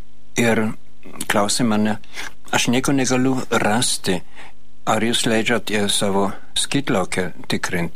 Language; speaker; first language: Lithuanian; non-native, fluent; German